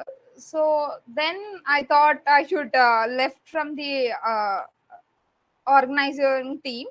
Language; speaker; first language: English; non-native, learner; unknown